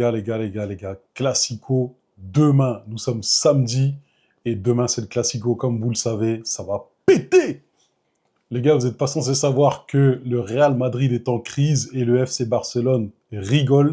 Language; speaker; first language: French; native; French